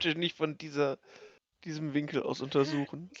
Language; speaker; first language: German; native; German